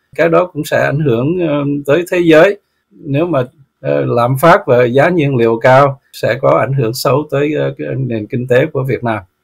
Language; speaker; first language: Vietnamese; native; Vietnamese